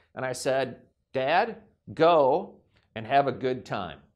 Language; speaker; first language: English; native; English